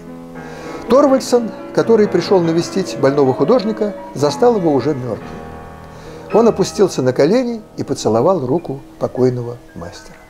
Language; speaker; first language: Russian; native; Russian